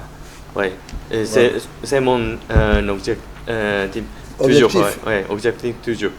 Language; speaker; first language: French; non-native, learner; Japanese